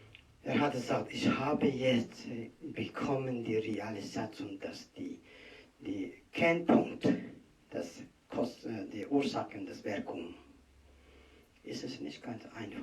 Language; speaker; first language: German; non-native, learner; Tibetan